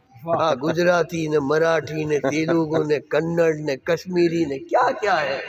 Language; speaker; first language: Urdu; non-native, local second language; Gujarati